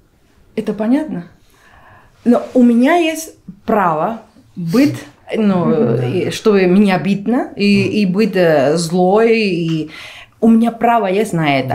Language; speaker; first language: Russian; non-native, fluent; Spanish